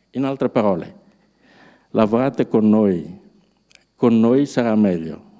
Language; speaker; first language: Italian; non-native, fluent; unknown